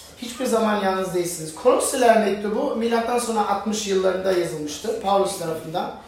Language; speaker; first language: Turkish; non-native, fluent; German